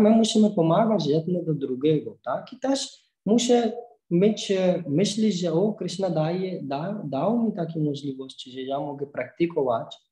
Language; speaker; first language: Polish; non-native, learner; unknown